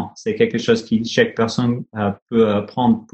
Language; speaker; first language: French; non-native, learner; English